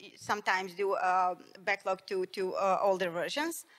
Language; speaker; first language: English; non-native, fluent; Bosnian